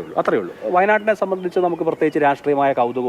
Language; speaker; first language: Malayalam; native; Malayalam